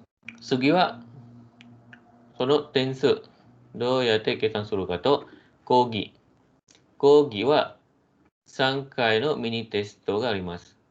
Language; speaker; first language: Japanese; non-native, fluent; Malay